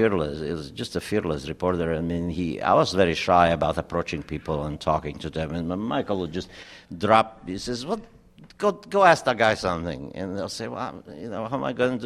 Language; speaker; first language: English; non-native, fluent; German